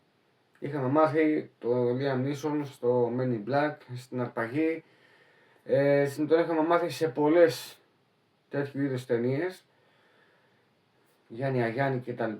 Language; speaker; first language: Greek; native; Greek